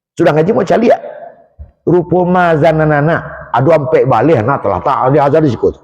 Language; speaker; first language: Malay; non-native, local second language; Minangkabau